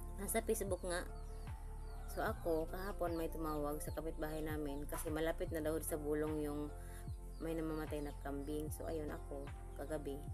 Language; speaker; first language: Filipino; non-native, local second language; Cebuano